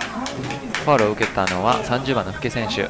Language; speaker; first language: Japanese; native; Japanese